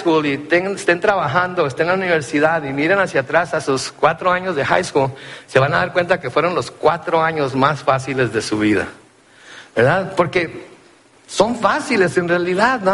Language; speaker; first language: Spanish; early bilingual, heritage; Spanish